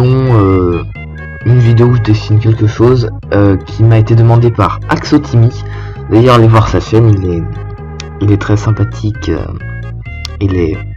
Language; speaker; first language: French; native; French